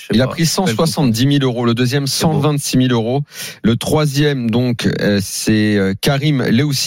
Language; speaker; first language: French; native; French